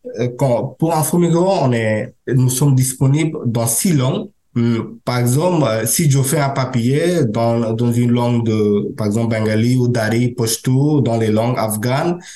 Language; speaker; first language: French; non-native, learner; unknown